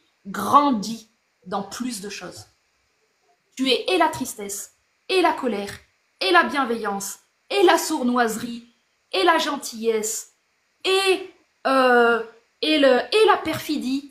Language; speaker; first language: French; native; French